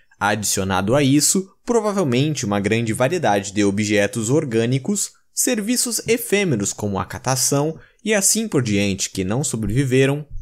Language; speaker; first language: Portuguese; native; Portuguese